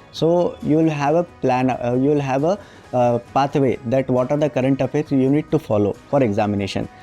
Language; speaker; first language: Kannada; non-native, local second language; Urdu